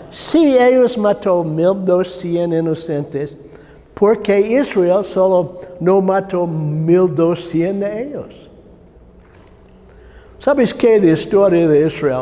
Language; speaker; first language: Spanish; non-native, learner; English